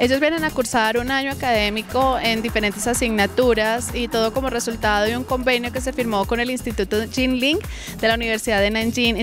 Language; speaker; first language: Spanish; native; Spanish